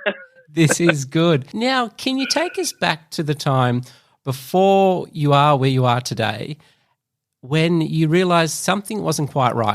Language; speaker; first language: English; native; English